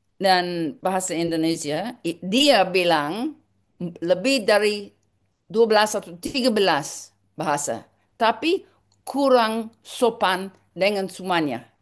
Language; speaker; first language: Indonesian; non-native, learner; English